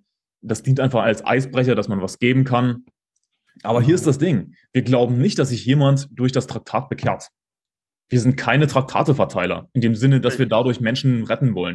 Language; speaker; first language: German; native; German